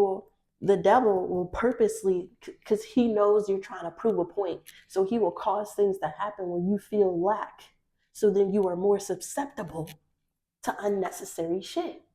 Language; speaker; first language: English; native; English